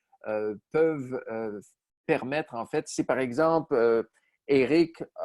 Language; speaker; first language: French; native; French